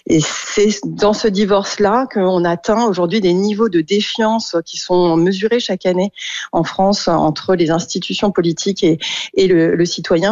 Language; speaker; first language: French; native; French